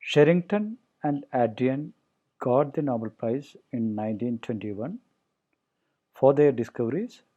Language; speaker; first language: English; non-native, local second language; Malayalam